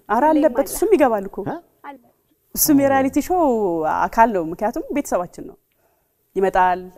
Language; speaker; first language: Amharic; native; Amharic